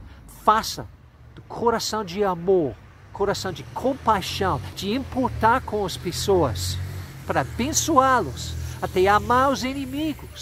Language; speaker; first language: Portuguese; non-native, fluent; English